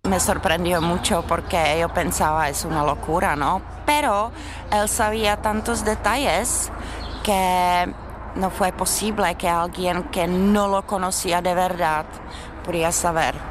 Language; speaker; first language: Spanish; non-native, learner; Czech